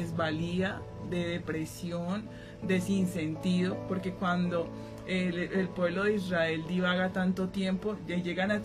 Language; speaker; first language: Spanish; native; Spanish